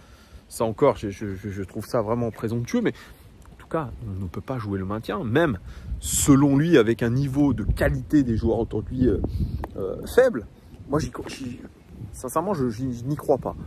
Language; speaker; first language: French; native; French